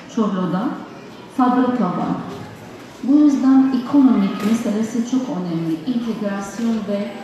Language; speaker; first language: Turkish; non-native, learner; Arabic